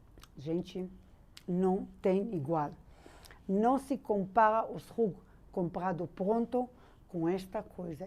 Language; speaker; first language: Portuguese; non-native, fluent; Hebrew